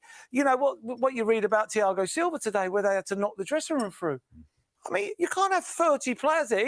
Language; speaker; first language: English; native; English